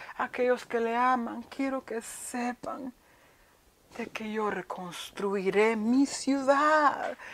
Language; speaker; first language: Spanish; early bilingual, heritage; Spanish